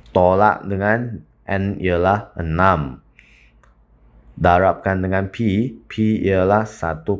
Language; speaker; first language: Malay; non-native, local second language; Chinese